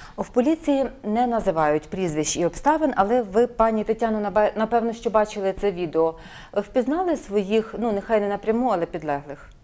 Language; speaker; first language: Ukrainian; native; Ukrainian